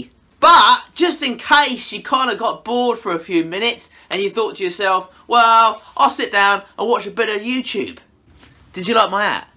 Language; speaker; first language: English; native; English